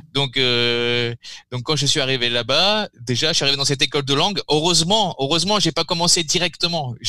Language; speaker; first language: French; native; French